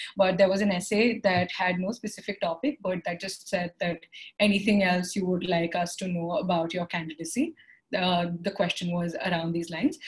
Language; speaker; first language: English; non-native, local second language; Hindi